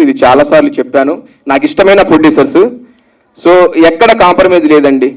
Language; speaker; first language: Telugu; native; Telugu